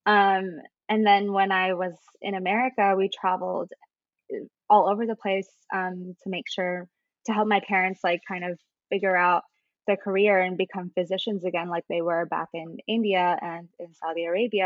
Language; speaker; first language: English; native; English